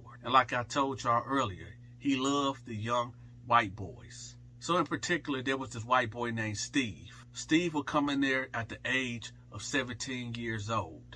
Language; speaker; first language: English; native; English